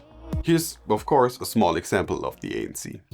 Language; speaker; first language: English; non-native, fluent; German